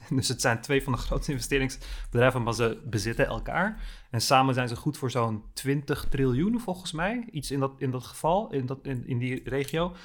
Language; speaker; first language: Dutch; early bilingual, other home language; Turkish